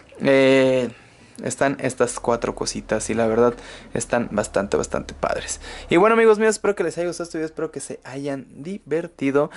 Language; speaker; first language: Spanish; native; Spanish